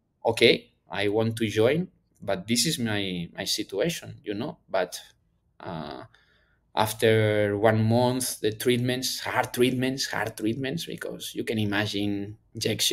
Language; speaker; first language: English; non-native, learner; Spanish